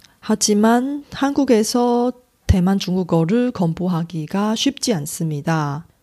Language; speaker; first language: Korean; non-native, fluent; Chinese